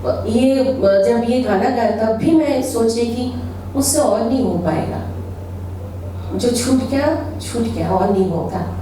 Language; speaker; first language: Hindi; non-native, local second language; Bangla